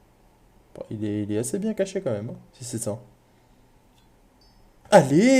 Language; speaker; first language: French; native; French